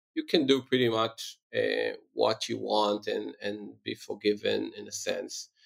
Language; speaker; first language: English; non-native, fluent; Hebrew